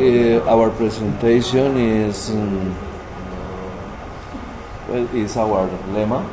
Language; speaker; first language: English; non-native, learner; Spanish